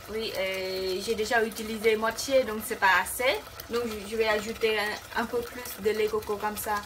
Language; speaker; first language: French; non-native, learner; Khmer